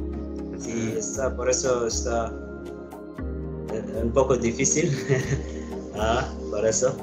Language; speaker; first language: Spanish; non-native, learner; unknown